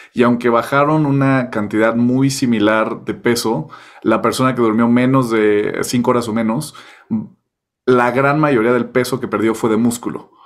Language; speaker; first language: Spanish; native; Spanish